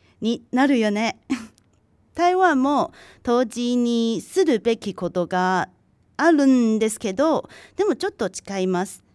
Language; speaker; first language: Japanese; non-native, fluent; Chinese